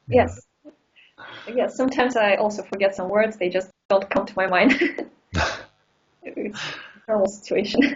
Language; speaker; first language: English; non-native, fluent; Russian